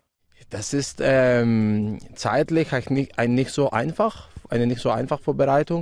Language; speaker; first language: German; non-native, fluent; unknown